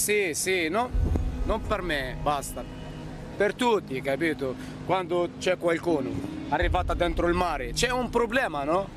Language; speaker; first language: Italian; non-native, learner; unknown